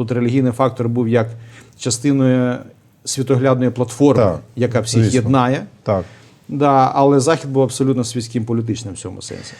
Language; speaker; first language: Ukrainian; native; Ukrainian